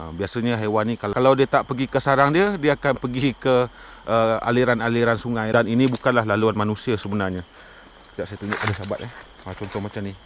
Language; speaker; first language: Malay; non-native, local second language; Iban